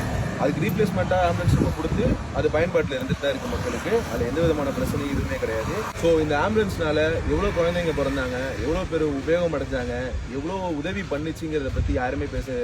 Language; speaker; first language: Tamil; native; Tamil